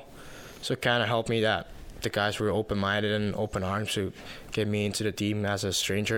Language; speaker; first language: English; non-native, fluent; Finnish